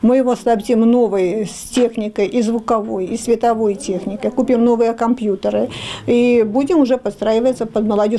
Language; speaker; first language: Russian; native; Russian